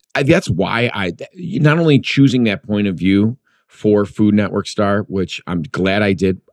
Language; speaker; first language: English; native; English